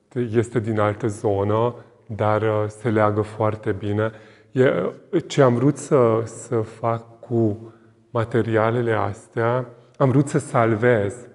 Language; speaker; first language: Romanian; non-native, local second language; Hungarian